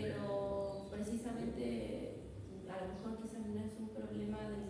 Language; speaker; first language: Spanish; native; Spanish